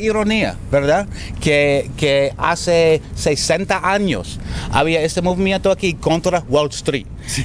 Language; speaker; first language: Spanish; non-native, fluent; English